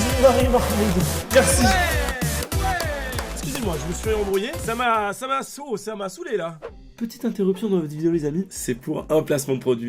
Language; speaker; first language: French; native; French